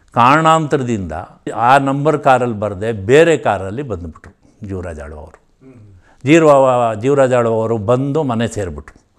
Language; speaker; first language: Kannada; native; Kannada